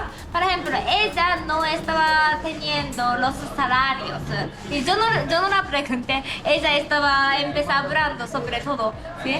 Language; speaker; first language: Spanish; non-native, learner; Japanese